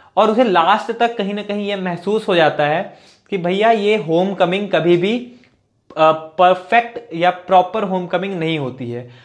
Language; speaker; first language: Hindi; native; Hindi